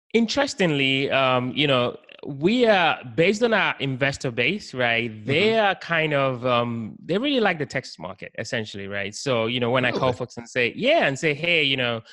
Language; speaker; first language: English; non-native, local second language; Yoruba